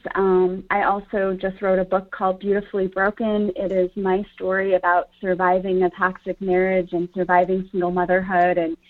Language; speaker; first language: English; native; English